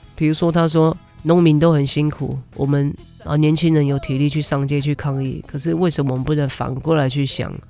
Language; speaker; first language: Chinese; non-native, local second language; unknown